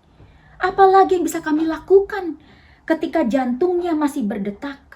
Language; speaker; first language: Indonesian; native; Indonesian